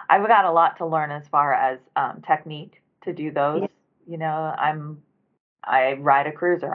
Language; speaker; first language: English; native; English